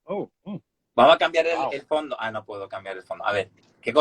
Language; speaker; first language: Spanish; native; Spanish